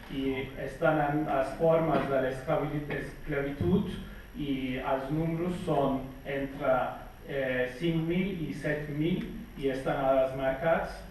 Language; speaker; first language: Catalan; non-native, fluent; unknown